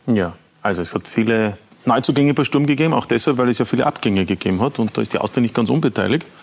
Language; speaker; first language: German; native; German